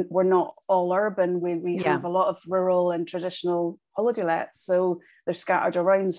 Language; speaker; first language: English; native; English